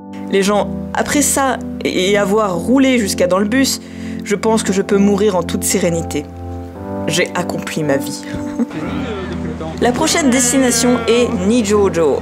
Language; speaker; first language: French; native; French